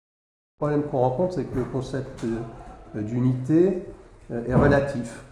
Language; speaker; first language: French; native; French